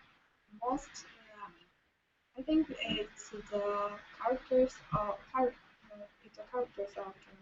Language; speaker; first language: English; non-native, learner; Chinese